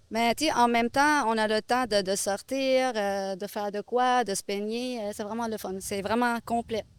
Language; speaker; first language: French; non-native, local second language; Arabic